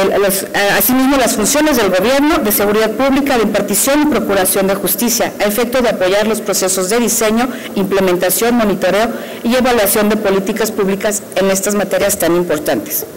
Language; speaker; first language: Spanish; native; Spanish